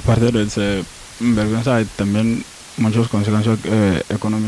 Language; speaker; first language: Spanish; non-native, learner; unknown